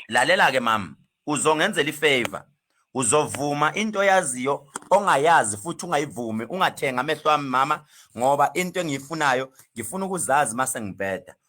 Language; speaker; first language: Zulu; native; Zulu